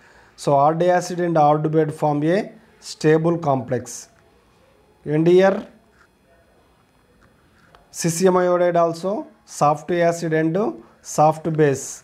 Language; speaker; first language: English; non-native, local second language; Telugu